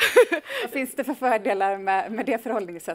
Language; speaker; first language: Swedish; native; Swedish